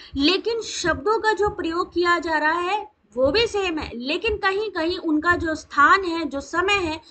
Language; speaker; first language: Hindi; native; Hindi